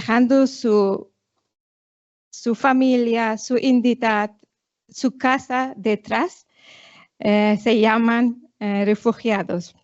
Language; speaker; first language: Spanish; non-native, fluent; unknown